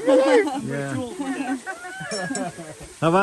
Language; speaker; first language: English; non-native, learner; Japanese